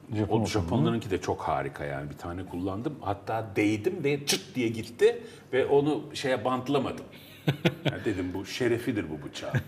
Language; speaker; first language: Turkish; native; Turkish